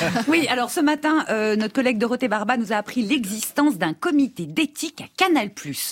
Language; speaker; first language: French; native; French